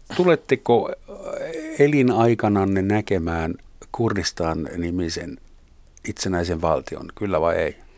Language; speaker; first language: Finnish; native; Finnish